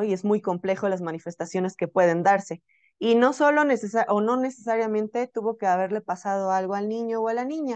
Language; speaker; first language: Spanish; native; Spanish